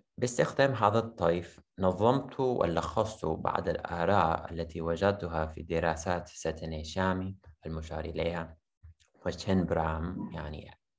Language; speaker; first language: Arabic; non-native, fluent; English